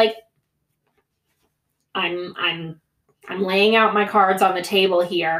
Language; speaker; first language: English; early bilingual, other home language; Greek